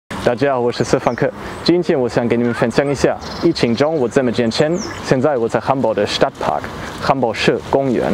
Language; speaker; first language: Chinese; non-native, fluent; German